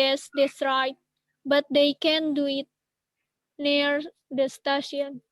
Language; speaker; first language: English; non-native, learner; Indonesian